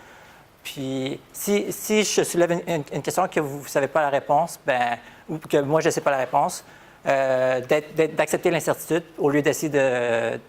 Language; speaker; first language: French; native; French